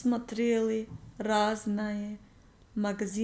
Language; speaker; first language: Russian; non-native, learner; English